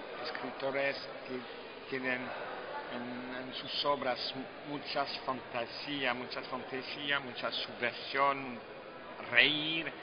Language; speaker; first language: Spanish; non-native, fluent; French